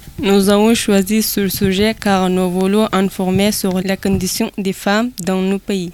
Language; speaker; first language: French; non-native, learner; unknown